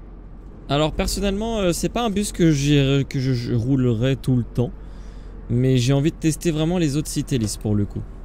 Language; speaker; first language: French; native; French